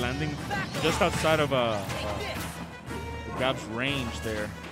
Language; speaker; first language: English; non-native, local second language; Spanish